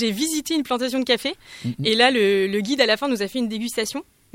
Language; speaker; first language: French; native; French